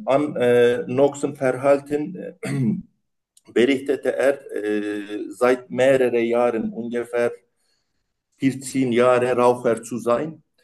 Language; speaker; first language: German; non-native, learner; Turkish